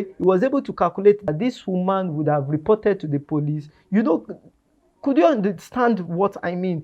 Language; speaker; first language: English; non-native, local second language; Yoruba